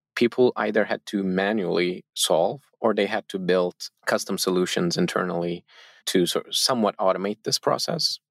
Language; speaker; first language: English; non-native, fluent; Turkish